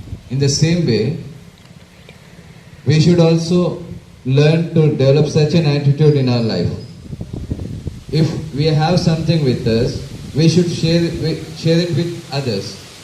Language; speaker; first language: English; non-native, local second language; Telugu